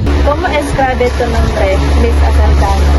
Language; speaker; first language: Spanish; non-native, learner; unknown